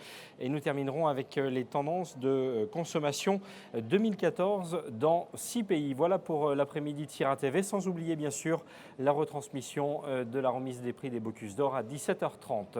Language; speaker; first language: French; native; French